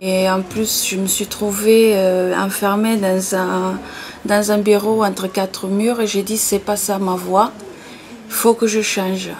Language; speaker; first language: French; non-native, fluent; Portuguese